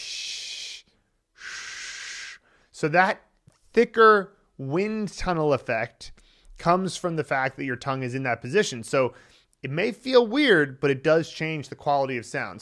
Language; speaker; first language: English; native; English